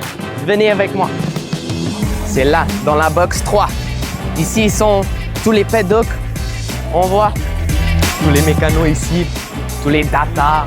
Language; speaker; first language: French; non-native, learner; Luxembourgish